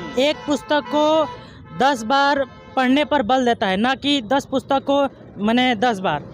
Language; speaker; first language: Hindi; non-native, local second language; Assamese